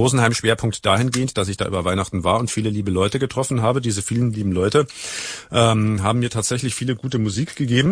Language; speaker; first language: German; native; German